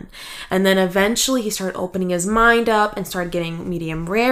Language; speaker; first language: English; early bilingual, other home language; Russian